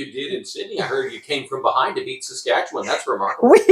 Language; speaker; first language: English; native; English